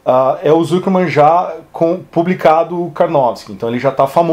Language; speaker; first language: Portuguese; native; Portuguese